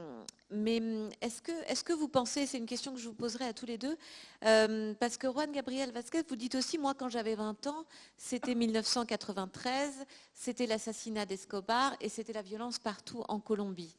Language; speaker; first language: French; native; French